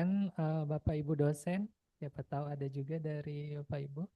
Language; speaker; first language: Indonesian; native; Indonesian